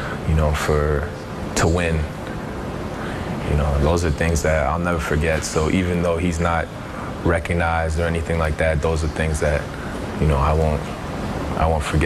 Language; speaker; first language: English; early bilingual, other home language; French